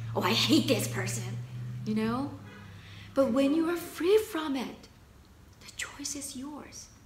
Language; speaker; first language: English; non-native, fluent; Korean